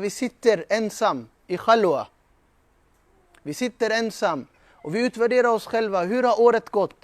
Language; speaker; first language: Swedish; non-native, fluent; Urdu